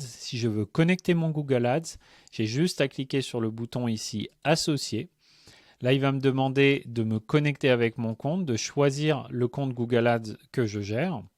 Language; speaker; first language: French; native; French